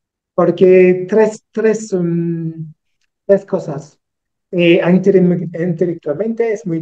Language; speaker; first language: Spanish; non-native, learner; French